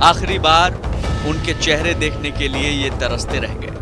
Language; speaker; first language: Hindi; native; Hindi